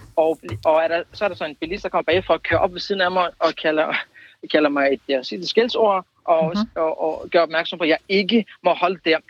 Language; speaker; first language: Danish; early bilingual, other home language; Kurdish